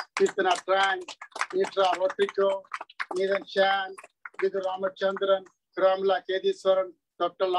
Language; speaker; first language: English; non-native, local second language; Tamil